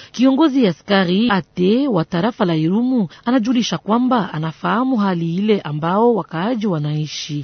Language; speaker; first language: Swahili; native; Swahili